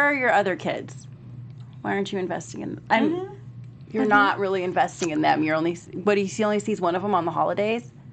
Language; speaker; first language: English; native; English